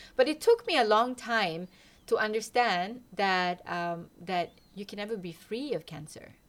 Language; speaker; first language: English; non-native, local second language; Malay